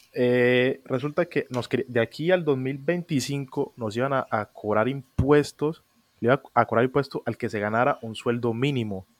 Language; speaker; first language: Spanish; native; Spanish